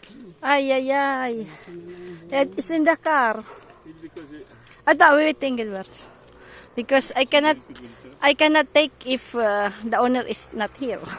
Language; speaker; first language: English; non-native, local second language; Filipino